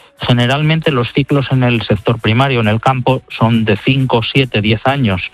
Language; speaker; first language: Spanish; native; Spanish